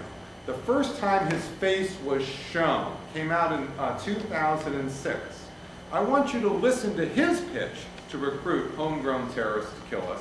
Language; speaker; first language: English; native; English